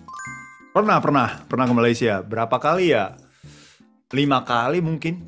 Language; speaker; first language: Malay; non-native, fluent; Japanese